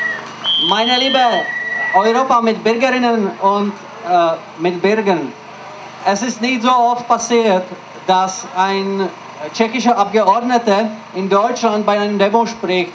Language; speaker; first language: German; non-native, fluent; Czech